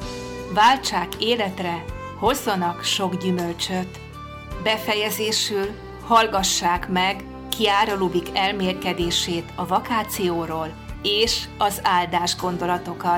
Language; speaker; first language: Hungarian; native; Hungarian